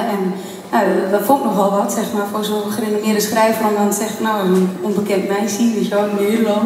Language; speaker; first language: Dutch; native; Dutch